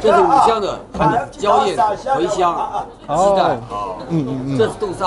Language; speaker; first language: Chinese; native; Chinese